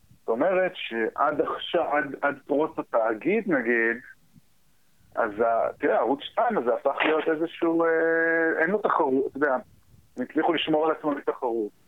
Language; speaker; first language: Hebrew; early bilingual, heritage; Hebrew